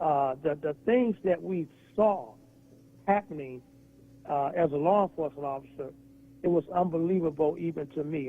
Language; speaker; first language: English; native; English